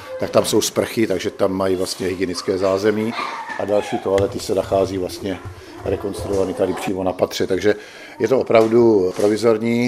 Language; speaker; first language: Czech; native; Czech